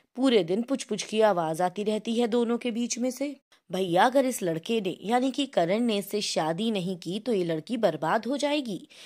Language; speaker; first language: Hindi; native; Hindi